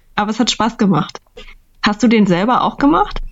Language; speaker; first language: German; early bilingual, other home language; Vietnamese